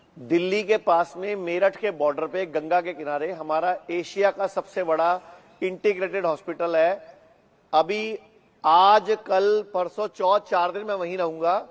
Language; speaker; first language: Hindi; native; Hindi